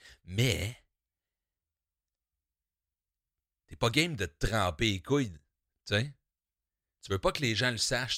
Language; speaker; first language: French; native; French